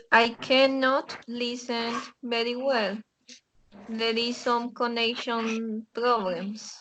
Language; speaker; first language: English; non-native, learner; Spanish